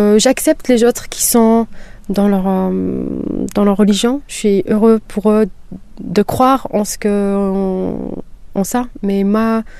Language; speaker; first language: French; non-native, local second language; Kabyle